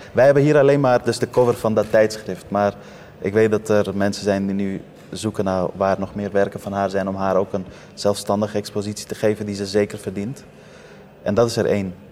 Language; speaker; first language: Dutch; early bilingual, other home language; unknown